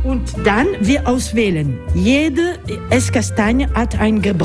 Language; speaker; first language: German; non-native, learner; French